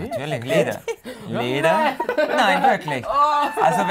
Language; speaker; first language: German; non-native, fluent; Hungarian